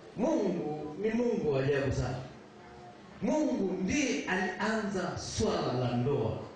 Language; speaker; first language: Swahili; native; Swahili